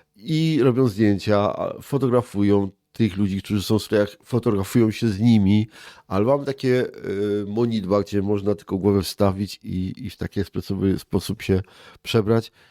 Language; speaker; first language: Polish; native; Polish